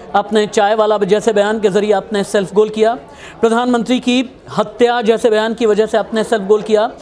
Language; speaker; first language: Hindi; native; Hindi